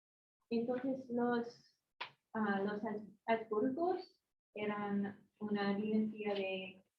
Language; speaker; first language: Spanish; non-native, learner; English